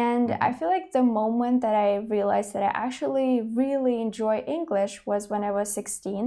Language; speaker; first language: English; non-native, fluent; Russian